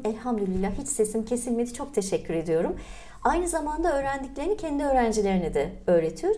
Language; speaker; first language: Turkish; native; Turkish